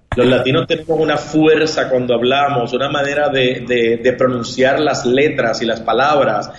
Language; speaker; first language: Spanish; native; Spanish